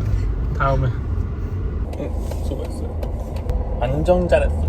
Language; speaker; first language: Korean; non-native, learner; Hungarian